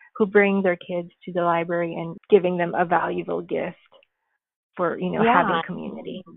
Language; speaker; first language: English; early bilingual, other home language; Filipino